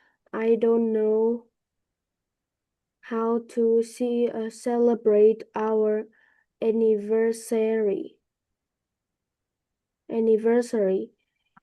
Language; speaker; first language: English; non-native, learner; Vietnamese